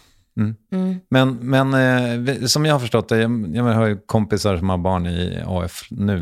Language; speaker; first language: Swedish; native; Swedish